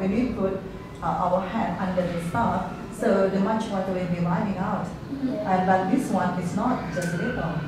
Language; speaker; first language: English; non-native, fluent; Indonesian